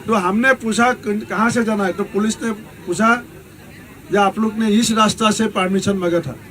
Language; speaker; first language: Hindi; non-native, local second language; Assamese